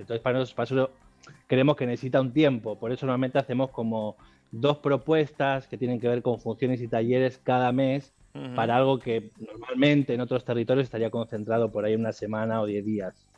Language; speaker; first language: Spanish; native; Spanish